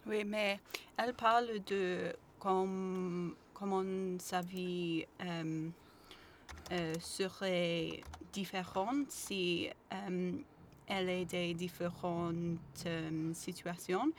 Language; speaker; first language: French; non-native, learner; English